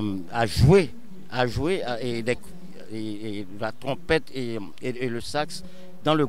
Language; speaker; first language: French; non-native, local second language; Haitian Creole